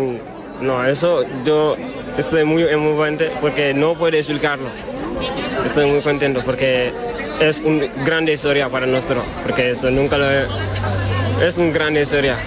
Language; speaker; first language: Spanish; non-native, learner; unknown